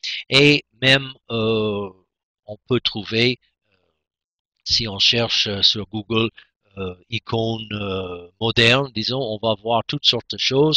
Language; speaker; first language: French; non-native, fluent; English